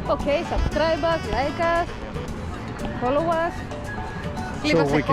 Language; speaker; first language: English; non-native, learner; Greek